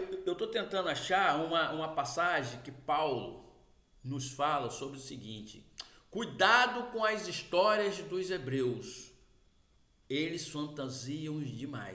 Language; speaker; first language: Portuguese; native; Portuguese